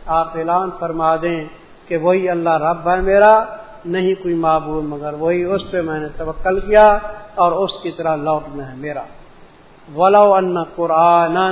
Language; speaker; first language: Urdu; non-native, local second language; Punjabi